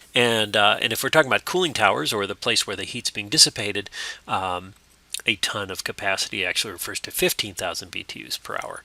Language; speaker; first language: English; native; English